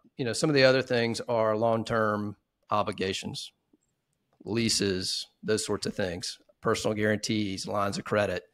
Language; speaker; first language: English; native; English